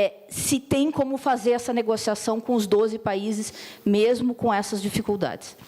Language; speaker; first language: Portuguese; native; Portuguese